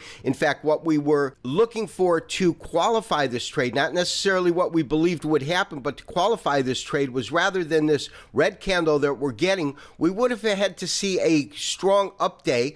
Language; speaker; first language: English; native; English